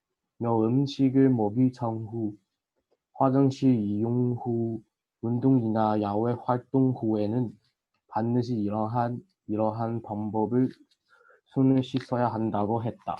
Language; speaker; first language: Korean; non-native, learner; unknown